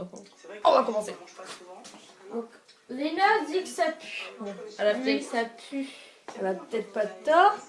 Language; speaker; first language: French; native; French